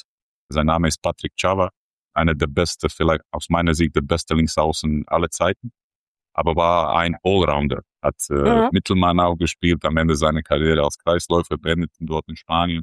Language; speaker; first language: German; non-native, fluent; Croatian